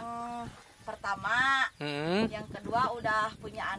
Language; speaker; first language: Indonesian; non-native, local second language; Sundanese